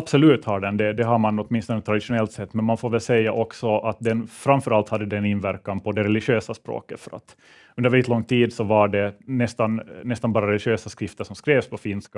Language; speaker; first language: Swedish; native; Swedish